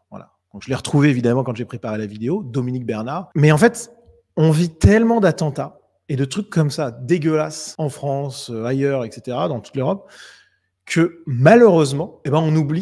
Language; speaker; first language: French; native; French